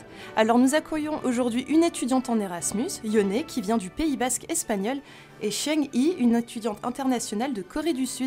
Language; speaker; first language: French; native; French